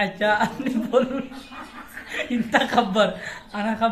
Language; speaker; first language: Arabic; non-native, learner; Bangla